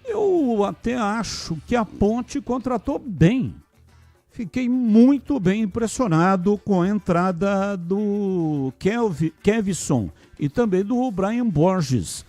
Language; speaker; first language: Portuguese; native; Portuguese